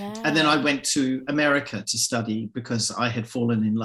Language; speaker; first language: English; native; English